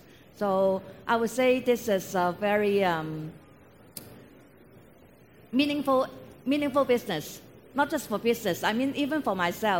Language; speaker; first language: English; non-native, local second language; Cantonese